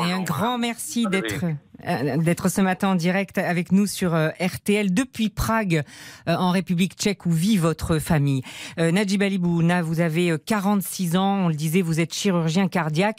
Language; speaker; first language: French; native; French